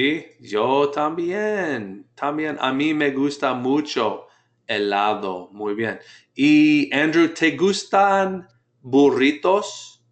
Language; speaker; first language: Spanish; non-native, fluent; English